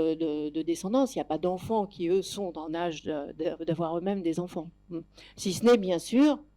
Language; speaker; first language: French; native; French